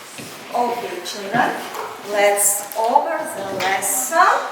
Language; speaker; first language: English; non-native, learner; Kazakh